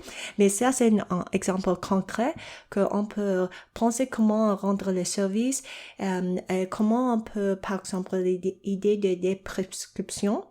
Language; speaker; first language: French; non-native, local second language; English